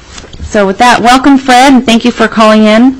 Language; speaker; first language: English; native; English